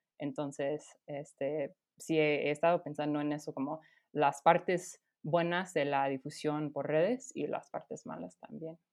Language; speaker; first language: Spanish; non-native, fluent; English